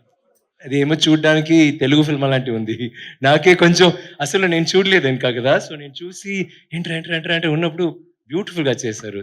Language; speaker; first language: Telugu; non-native, learner; Tamil